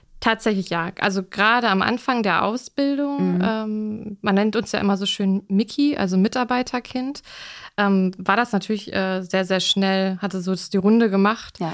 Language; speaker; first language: German; native; German